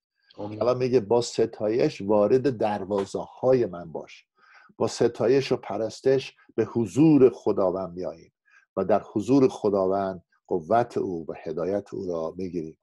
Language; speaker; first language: Persian; non-native, fluent; English